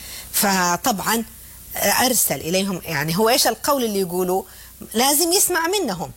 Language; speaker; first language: Arabic; native; Arabic